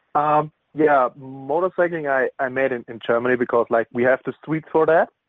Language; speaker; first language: English; non-native, fluent; German